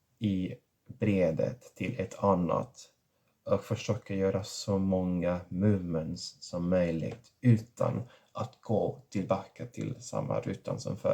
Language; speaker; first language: Swedish; non-native, fluent; Catalan